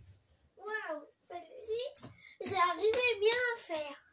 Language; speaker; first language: French; early bilingual, other home language; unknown